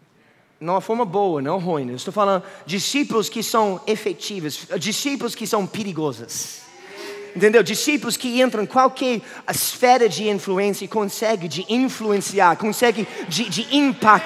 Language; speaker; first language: Portuguese; non-native, fluent; English